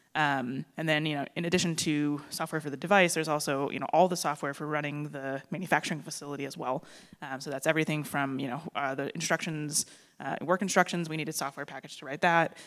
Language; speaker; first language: English; native; English